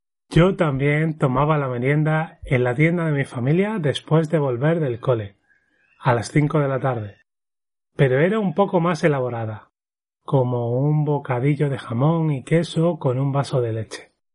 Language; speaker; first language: Spanish; native; Spanish